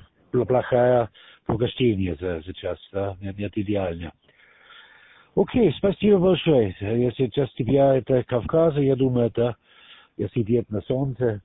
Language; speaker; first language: Russian; non-native, learner; German